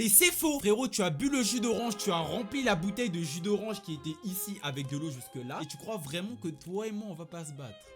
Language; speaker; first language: French; early bilingual, other home language; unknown